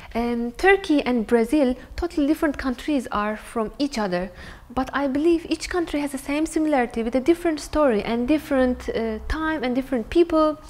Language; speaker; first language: English; non-native, fluent; Turkish